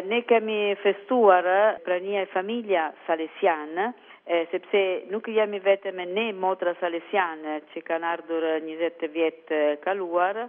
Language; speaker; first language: Albanian; non-native, learner; Italian